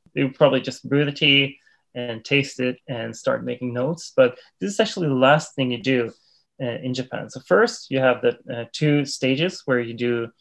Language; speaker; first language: English; non-native, fluent; Swedish